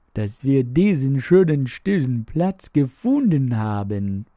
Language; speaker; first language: German; non-native, fluent; English